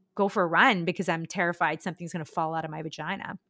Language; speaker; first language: English; early bilingual, other home language; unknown